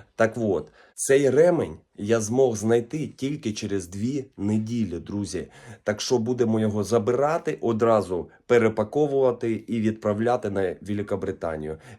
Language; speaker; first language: Ukrainian; native; Ukrainian